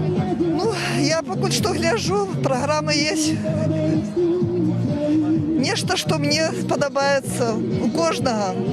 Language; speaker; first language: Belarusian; non-native, local second language; Russian